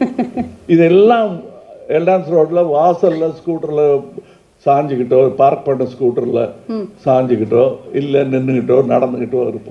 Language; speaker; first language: Tamil; native; Tamil